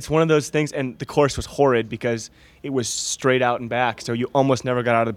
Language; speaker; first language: English; native; English